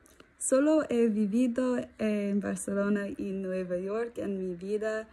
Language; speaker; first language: Spanish; non-native, learner; English